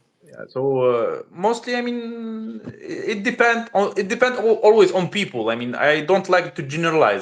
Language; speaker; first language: English; non-native, learner; Russian